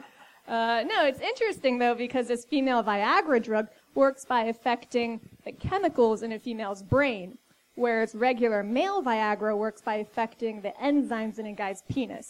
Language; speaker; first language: English; native; English